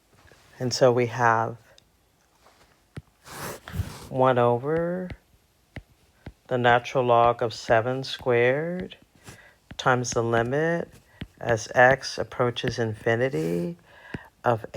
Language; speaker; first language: English; native; English